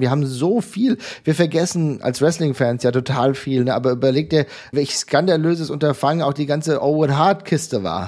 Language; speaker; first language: German; native; German